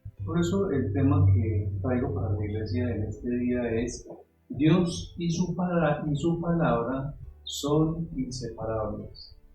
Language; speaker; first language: Spanish; native; Spanish